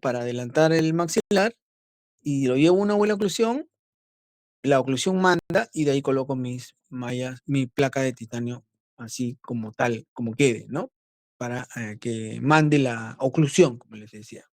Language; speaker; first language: Spanish; native; Spanish